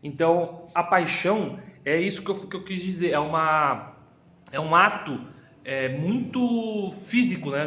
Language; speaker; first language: Portuguese; native; Portuguese